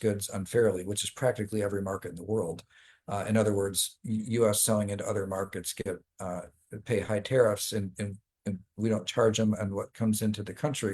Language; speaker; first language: English; native; English